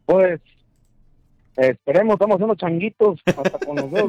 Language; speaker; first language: Spanish; native; Spanish